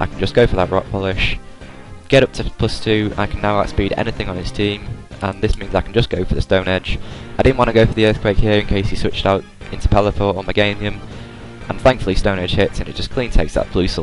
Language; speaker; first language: English; native; English